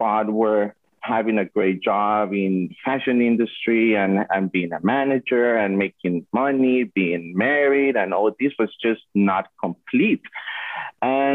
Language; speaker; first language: English; non-native, fluent; Spanish